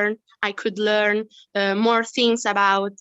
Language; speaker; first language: English; non-native, fluent; Italian